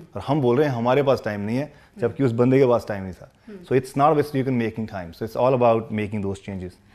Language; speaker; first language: Hindi; non-native, local second language; Punjabi